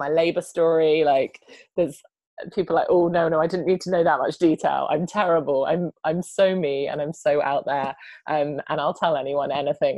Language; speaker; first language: English; native; English